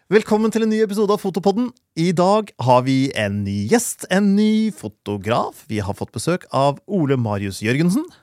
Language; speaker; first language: Norwegian; native; Norwegian